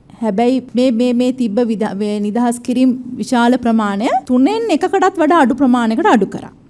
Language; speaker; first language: Sinhala; native; Sinhala